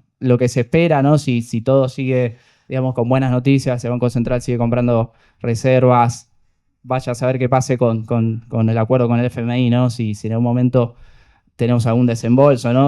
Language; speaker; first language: Spanish; native; Spanish